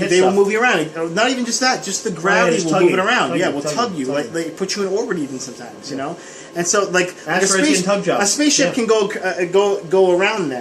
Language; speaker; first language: English; native; English